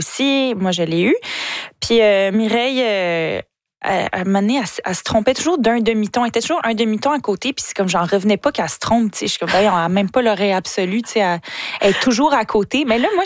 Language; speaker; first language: French; native; French